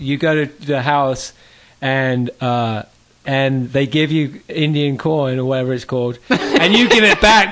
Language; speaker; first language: English; native; English